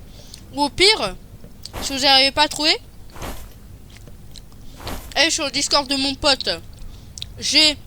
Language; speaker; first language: French; native; French